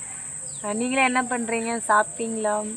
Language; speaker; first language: Tamil; native; Tamil